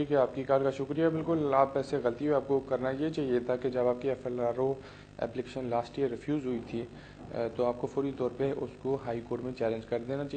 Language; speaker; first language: Urdu; native; Urdu